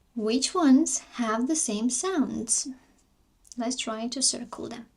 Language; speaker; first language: English; non-native, fluent; Armenian